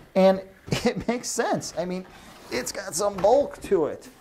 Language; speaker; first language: English; native; English